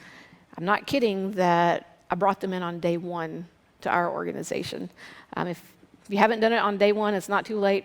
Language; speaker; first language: English; native; English